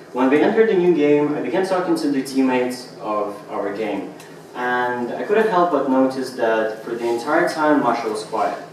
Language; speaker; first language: English; non-native, fluent; Russian